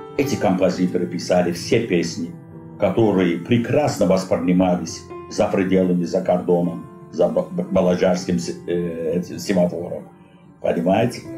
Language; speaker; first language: Russian; non-native, local second language; Azerbaijani